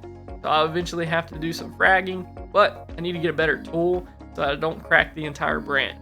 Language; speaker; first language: English; native; English